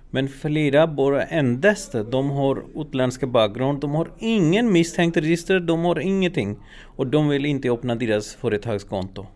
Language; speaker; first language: Swedish; non-native, learner; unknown